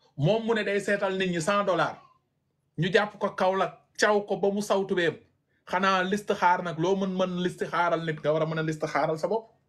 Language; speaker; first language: Wolof; non-native, local second language; Fula